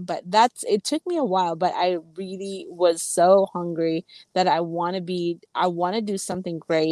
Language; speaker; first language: English; non-native, local second language; Cebuano